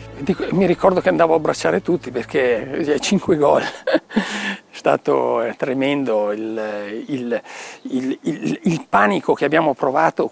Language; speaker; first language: Italian; native; Italian